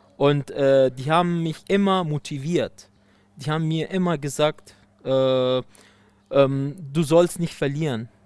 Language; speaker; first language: German; non-native, fluent; Persian